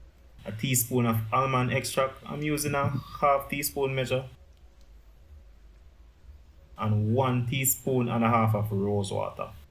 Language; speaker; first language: English; native; English